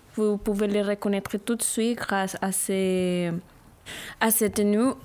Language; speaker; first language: French; non-native, learner; Spanish